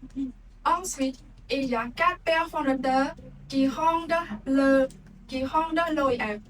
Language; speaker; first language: French; non-native, learner; Khmer